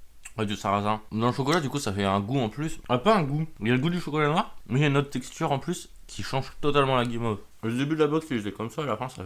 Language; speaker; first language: French; native; French